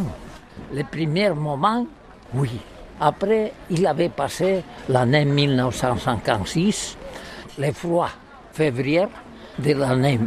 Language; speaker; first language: French; non-native, learner; Catalan